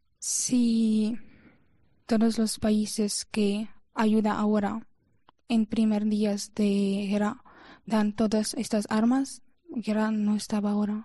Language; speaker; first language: Spanish; non-native, learner; Ukrainian